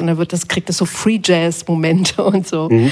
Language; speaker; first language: German; native; German